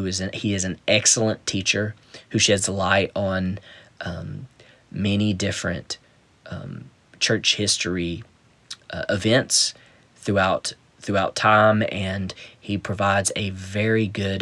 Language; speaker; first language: English; native; English